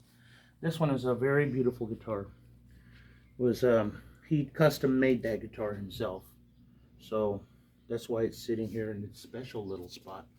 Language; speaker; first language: English; native; English